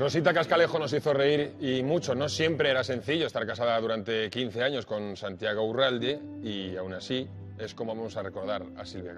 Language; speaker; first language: Spanish; native; Spanish